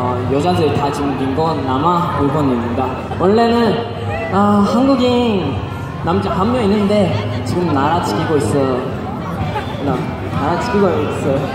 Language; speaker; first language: Korean; non-native, fluent; Japanese